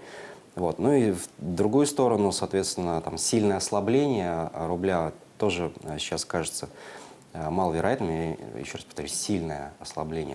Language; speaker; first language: Russian; native; Russian